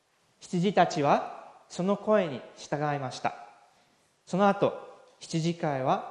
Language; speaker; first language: Japanese; non-native, fluent; English